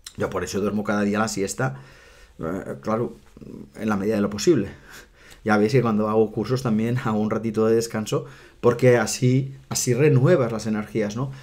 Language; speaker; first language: Spanish; non-native, local second language; Catalan